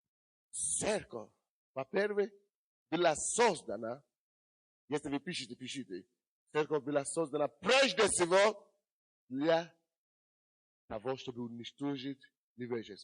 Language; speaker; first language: Russian; non-native, fluent; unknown